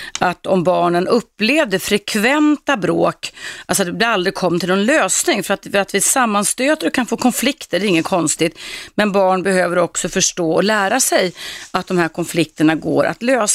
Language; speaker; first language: Swedish; native; Swedish